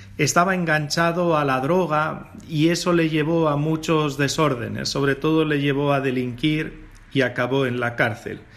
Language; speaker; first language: Spanish; native; Spanish